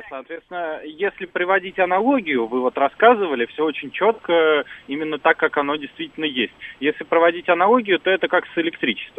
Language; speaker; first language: Russian; native; Russian